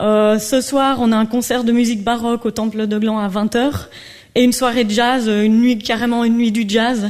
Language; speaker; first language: French; native; French